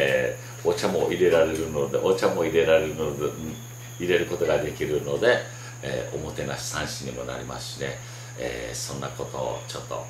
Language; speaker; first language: Japanese; native; Japanese